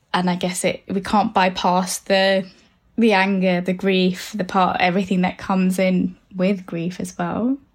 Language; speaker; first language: English; early bilingual, other home language; Tamil